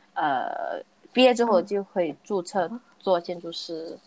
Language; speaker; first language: Chinese; non-native, local second language; Cantonese